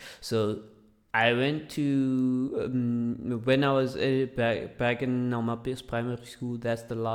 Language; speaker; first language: English; non-native, local second language; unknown